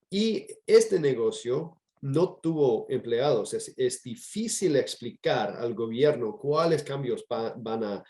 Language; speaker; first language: Spanish; non-native, fluent; English